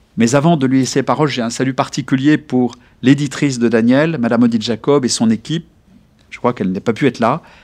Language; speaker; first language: French; native; French